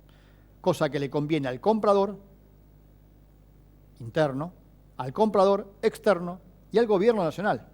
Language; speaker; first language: Spanish; native; Spanish